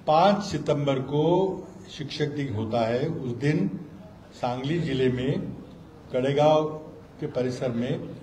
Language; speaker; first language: Hindi; non-native, local second language; Marathi